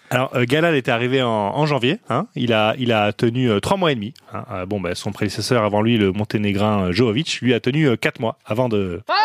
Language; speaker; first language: French; native; French